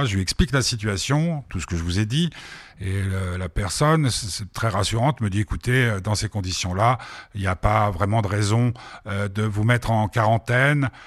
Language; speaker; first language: French; native; French